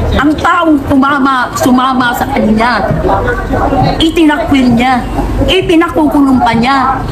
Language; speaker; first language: Filipino; non-native, local second language; Iloko